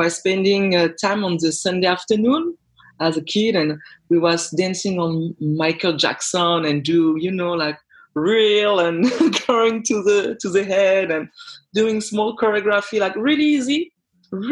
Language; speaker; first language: English; non-native, fluent; French